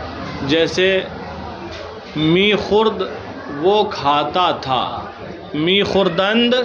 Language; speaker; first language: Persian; non-native, fluent; Urdu